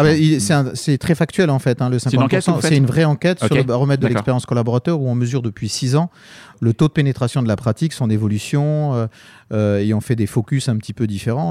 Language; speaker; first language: French; native; French